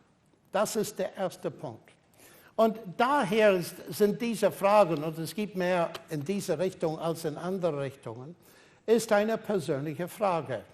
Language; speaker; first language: German; non-native, fluent; English